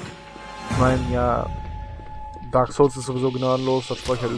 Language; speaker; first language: German; native; German